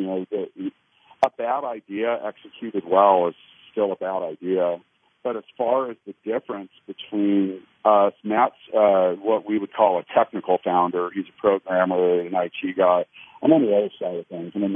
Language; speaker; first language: English; native; English